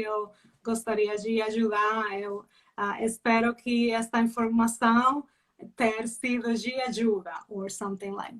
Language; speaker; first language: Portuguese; non-native, learner; Spanish